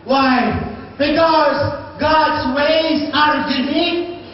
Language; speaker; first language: English; non-native, local second language; Filipino